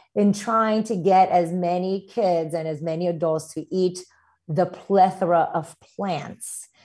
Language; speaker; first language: English; early bilingual, other home language; Romanian